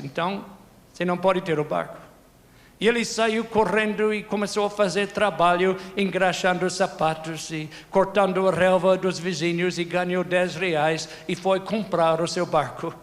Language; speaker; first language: Portuguese; non-native, fluent; English